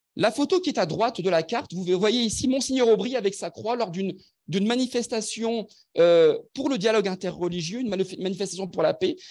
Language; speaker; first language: French; non-native, local second language; Arabic